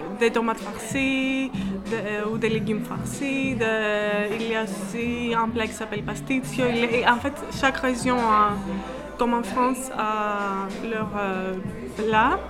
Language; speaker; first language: French; non-native, fluent; Greek